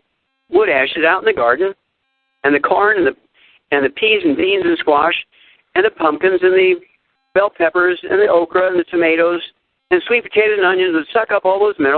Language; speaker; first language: English; native; English